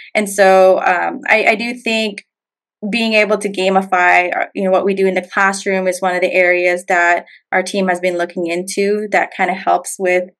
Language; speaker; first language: English; native; English